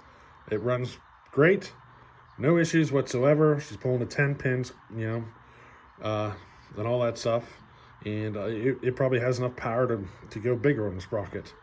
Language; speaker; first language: English; native; English